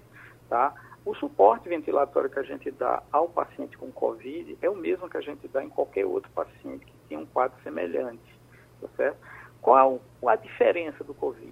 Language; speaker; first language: Portuguese; native; Portuguese